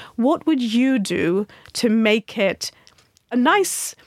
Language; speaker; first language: English; non-native, local second language; Hindi